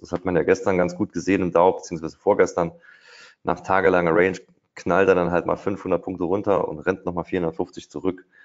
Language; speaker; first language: German; native; German